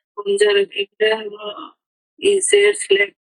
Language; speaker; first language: German; non-native, learner; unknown